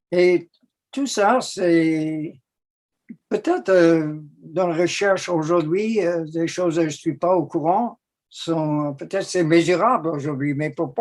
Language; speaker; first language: French; non-native, fluent; English